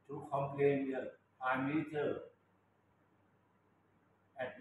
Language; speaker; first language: English; non-native, learner; Thai